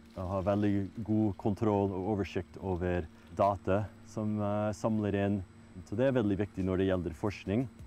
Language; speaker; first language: Norwegian; non-native, fluent; English